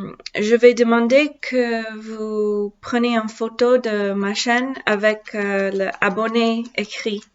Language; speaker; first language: French; non-native, learner; English